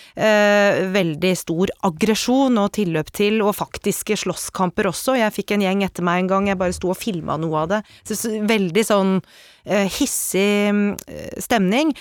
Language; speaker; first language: Norwegian; native; Norwegian